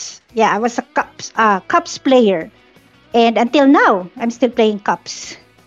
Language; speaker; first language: English; non-native, local second language; Filipino